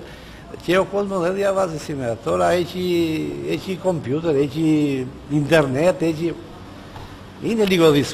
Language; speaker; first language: Greek; non-native, learner; Albanian